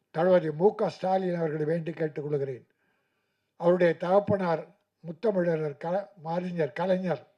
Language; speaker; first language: Tamil; native; Tamil